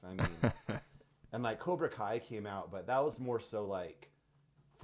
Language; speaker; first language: English; native; English